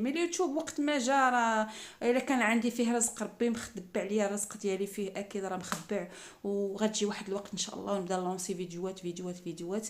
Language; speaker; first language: Arabic; native; Arabic